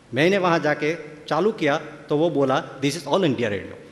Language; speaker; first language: Hindi; non-native, local second language; Gujarati